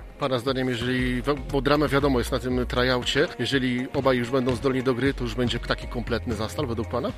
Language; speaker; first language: Polish; native; Polish